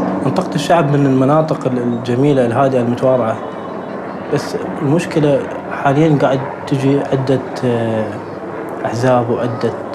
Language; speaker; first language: Arabic; native; Arabic